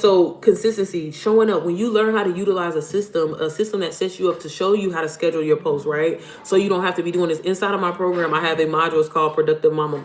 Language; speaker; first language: English; native; English